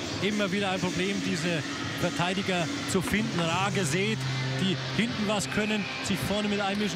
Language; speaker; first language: German; native; German